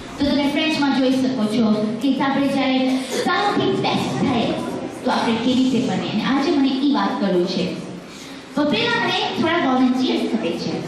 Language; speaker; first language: Gujarati; early bilingual, heritage; Gujarati